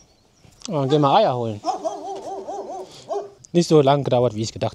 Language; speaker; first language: German; non-native, fluent; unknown